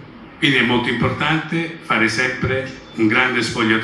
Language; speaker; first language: Italian; native; Italian